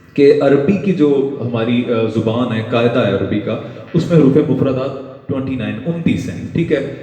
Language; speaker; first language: Urdu; non-native, local second language; Punjabi